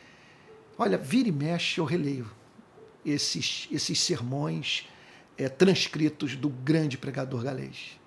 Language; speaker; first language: Portuguese; native; Portuguese